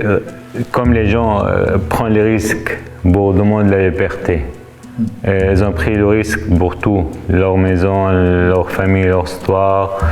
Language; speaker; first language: French; non-native, fluent; Arabic